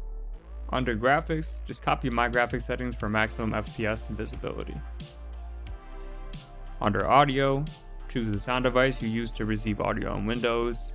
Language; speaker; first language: English; native; English